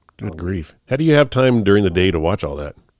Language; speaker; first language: English; native; English